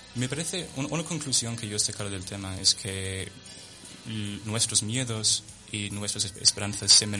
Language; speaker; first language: Spanish; non-native, fluent; English